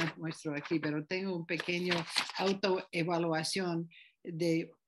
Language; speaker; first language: Spanish; non-native, fluent; English